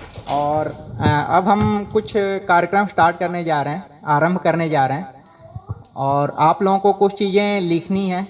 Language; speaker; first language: Hindi; native; Hindi